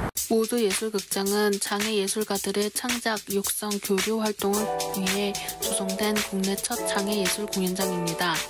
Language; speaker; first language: Korean; native; Korean